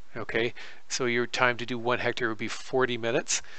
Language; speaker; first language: English; native; English